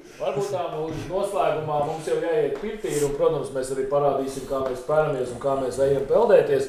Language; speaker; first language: Latvian; native; Latvian